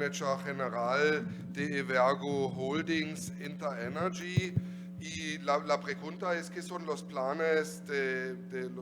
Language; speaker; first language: Spanish; non-native, learner; German